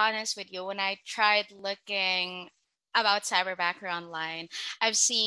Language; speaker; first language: English; non-native, local second language; Filipino